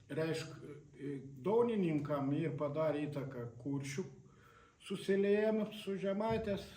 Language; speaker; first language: Lithuanian; native; Lithuanian